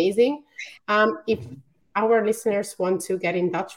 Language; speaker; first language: English; non-native, fluent; Italian